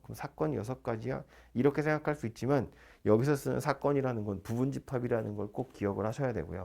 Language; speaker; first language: Korean; native; Korean